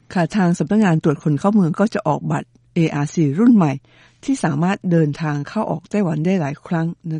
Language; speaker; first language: Thai; native; Thai